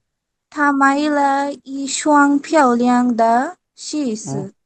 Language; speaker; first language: Chinese; non-native, learner; Bangla